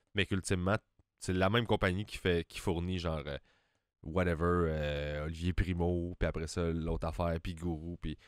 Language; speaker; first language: French; native; French